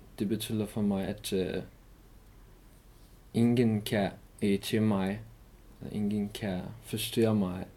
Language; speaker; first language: Danish; non-native, learner; Persian